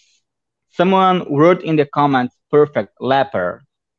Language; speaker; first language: English; non-native, fluent; Portuguese